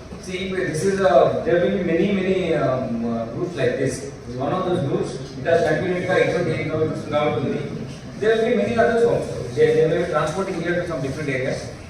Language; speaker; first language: English; non-native, local second language; Telugu